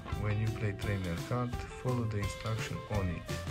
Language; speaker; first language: English; non-native, learner; Romanian